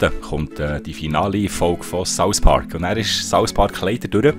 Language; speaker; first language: German; native; German